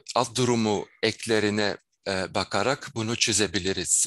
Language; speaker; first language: Turkish; non-native, fluent; Dutch